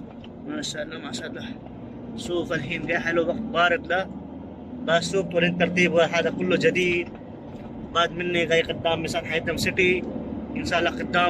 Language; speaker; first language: Arabic; non-native, learner; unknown